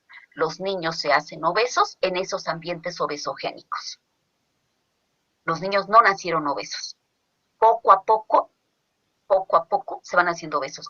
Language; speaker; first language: Spanish; native; Spanish